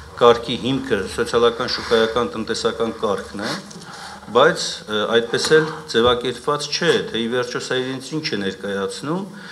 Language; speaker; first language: Armenian; native; Armenian